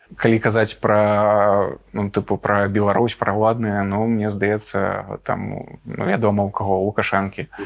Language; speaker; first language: Belarusian; non-native, local second language; Russian